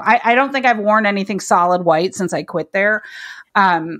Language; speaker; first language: English; native; English